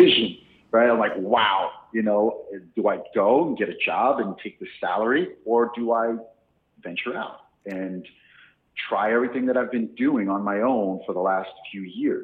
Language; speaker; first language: English; native; English